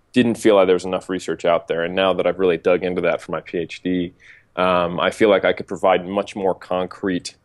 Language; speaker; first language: English; native; English